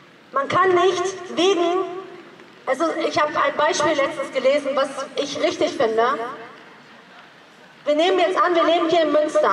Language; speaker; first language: German; early bilingual, other home language; Persian